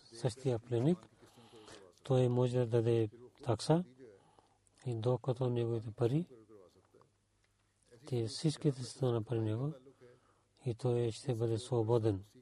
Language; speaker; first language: Bulgarian; non-native, learner; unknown